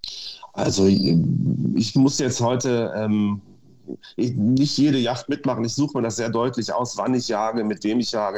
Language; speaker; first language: German; native; German